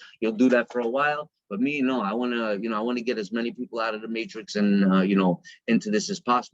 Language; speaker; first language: English; native; English